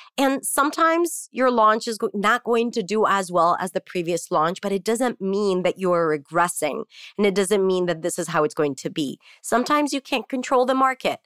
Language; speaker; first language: English; non-native, fluent; Hebrew